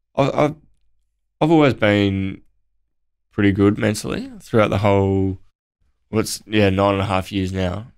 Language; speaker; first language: English; native; English